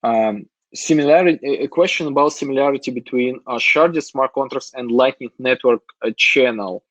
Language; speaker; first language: English; non-native, fluent; Russian